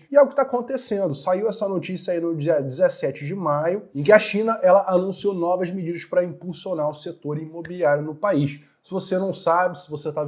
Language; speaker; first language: Portuguese; native; Portuguese